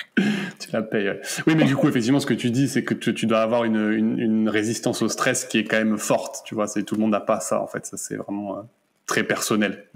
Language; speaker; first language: French; native; French